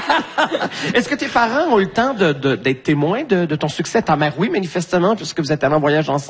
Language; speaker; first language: French; native; French